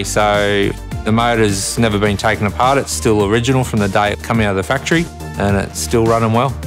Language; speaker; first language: English; native; English